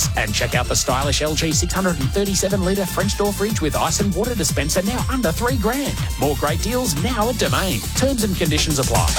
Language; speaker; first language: English; native; English